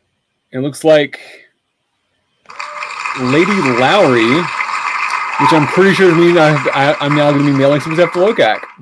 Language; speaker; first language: English; native; English